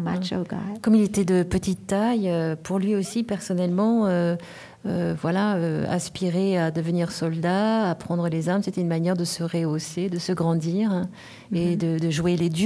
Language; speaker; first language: French; native; French